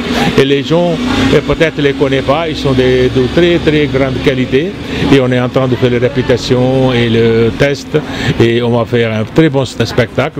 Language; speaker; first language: French; non-native, fluent; Punjabi